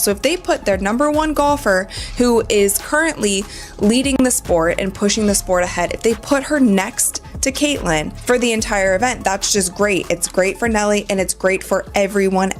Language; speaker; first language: English; native; English